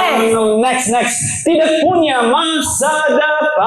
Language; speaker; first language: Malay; non-native, learner; English